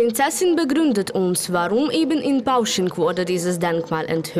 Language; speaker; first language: German; non-native, fluent; Ukrainian